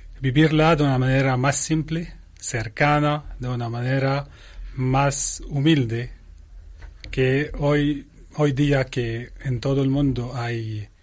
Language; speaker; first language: Spanish; non-native, learner; Arabic